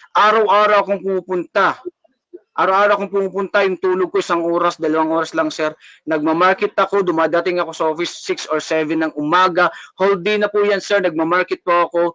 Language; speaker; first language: Filipino; native; Filipino